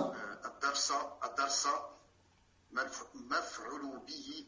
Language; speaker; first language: Arabic; non-native, learner; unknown